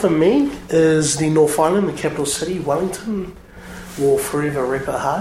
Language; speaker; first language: English; native; English